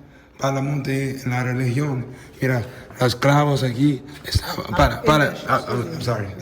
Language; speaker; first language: Spanish; non-native, learner; English